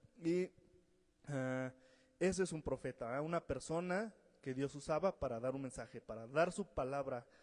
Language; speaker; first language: Spanish; native; Spanish